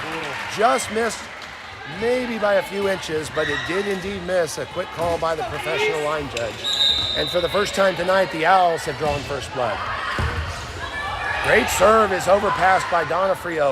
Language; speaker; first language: English; native; English